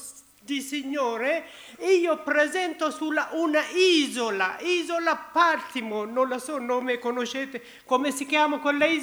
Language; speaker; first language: Italian; non-native, learner; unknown